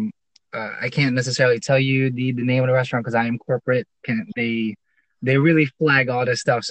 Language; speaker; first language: English; non-native, local second language; Filipino